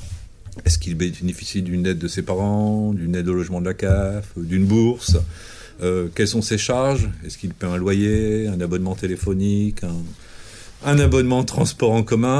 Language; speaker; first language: French; native; French